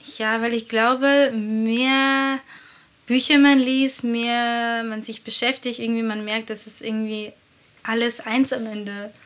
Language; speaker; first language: German; non-native, fluent; Latvian